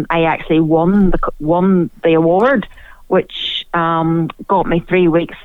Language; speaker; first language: English; native; English